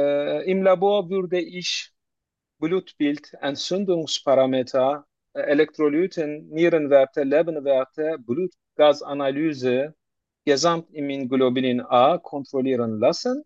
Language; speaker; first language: German; non-native, learner; Turkish